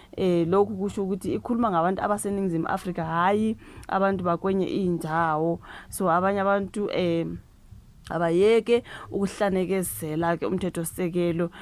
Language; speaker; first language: Zulu; native; Zulu